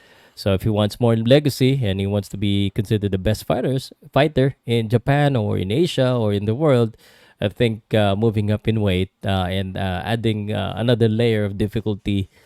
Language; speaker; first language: English; non-native, local second language; Filipino